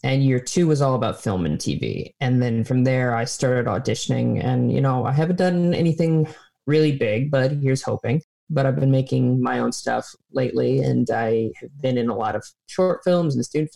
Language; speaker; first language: English; native; English